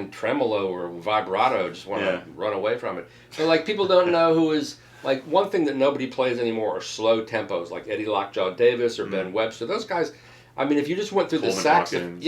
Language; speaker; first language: English; native; English